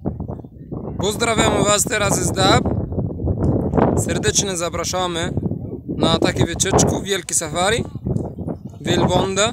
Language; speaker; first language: Polish; non-native, learner; Arabic